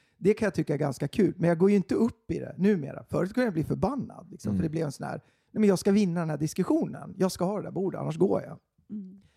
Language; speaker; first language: Swedish; native; Swedish